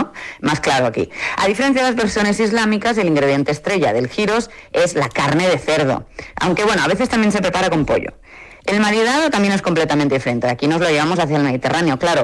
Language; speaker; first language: Spanish; native; Spanish